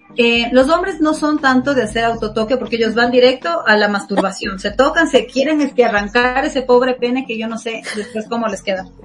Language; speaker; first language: Spanish; native; Spanish